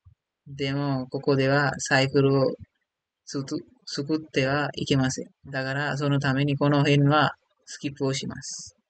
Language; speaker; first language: Japanese; non-native, learner; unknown